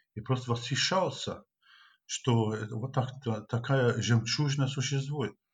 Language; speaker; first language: Russian; non-native, fluent; English